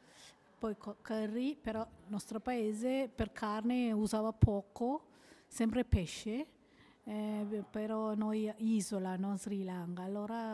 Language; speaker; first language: Italian; non-native, learner; Sinhala